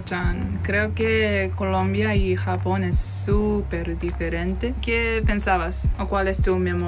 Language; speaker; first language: Spanish; non-native, learner; Japanese